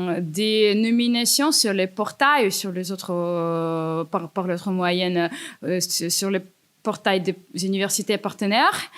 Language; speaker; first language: French; non-native, fluent; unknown